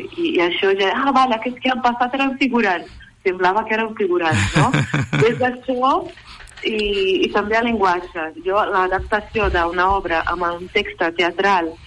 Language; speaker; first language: Catalan; non-native, fluent; Portuguese